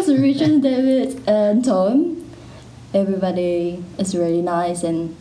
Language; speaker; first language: English; non-native, learner; Japanese